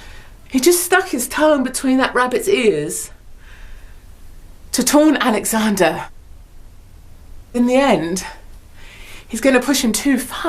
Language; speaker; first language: English; native; English